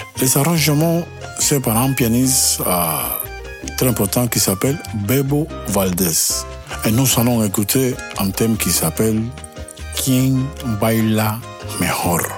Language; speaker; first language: French; non-native, learner; Spanish